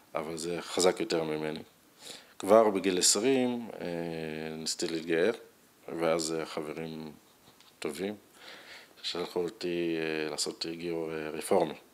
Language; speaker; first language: Hebrew; non-native, local second language; Arabic